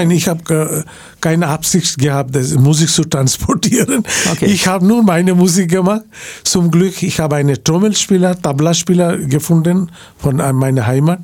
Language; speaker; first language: German; non-native, learner; Bangla